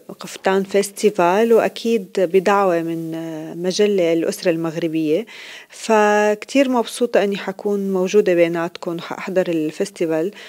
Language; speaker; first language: Arabic; native; Arabic